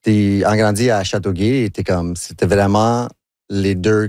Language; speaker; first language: French; non-native, local second language; English